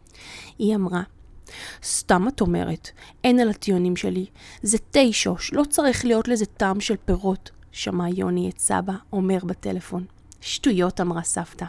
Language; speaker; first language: Hebrew; native; Hebrew